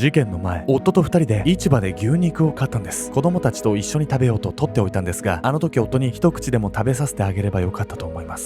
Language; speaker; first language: Japanese; native; Japanese